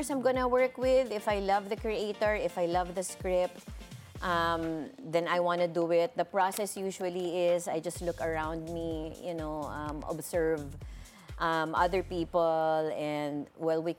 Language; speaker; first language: English; non-native, local second language; Filipino